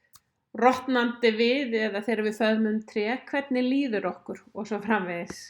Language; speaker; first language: Icelandic; native; Icelandic